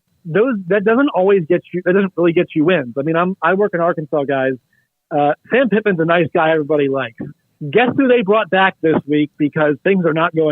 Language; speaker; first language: English; native; English